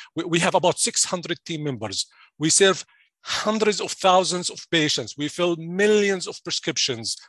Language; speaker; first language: English; non-native, fluent; Arabic